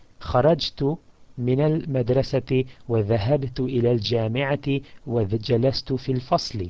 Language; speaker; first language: Arabic; non-native, fluent; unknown